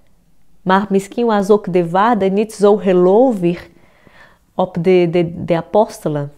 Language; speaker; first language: Dutch; non-native, fluent; Portuguese